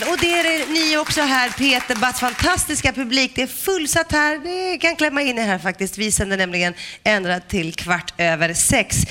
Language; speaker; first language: Swedish; early bilingual, other home language; Greek